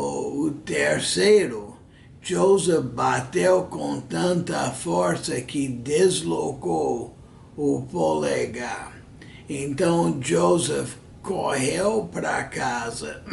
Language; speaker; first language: Portuguese; non-native, fluent; English